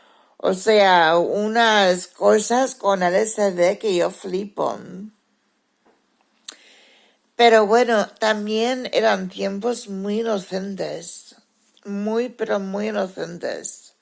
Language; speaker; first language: Spanish; early bilingual, heritage; Spanish